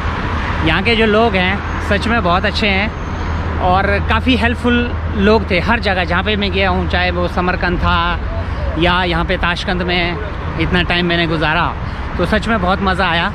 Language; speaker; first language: Hindi; native; Hindi